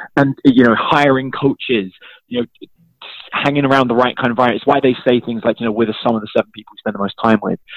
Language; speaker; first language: English; native; English